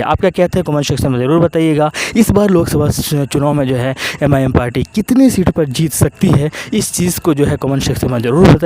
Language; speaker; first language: Hindi; native; Hindi